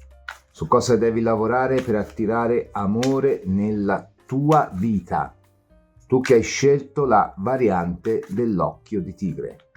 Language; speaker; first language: Italian; native; Italian